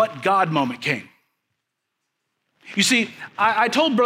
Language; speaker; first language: English; native; English